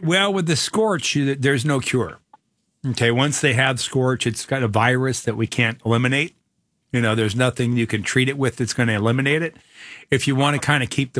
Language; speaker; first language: English; native; English